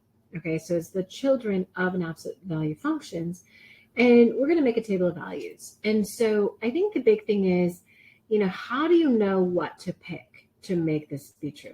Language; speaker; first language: English; native; English